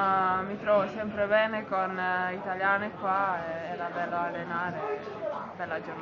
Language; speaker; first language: Italian; non-native, learner; Slovenian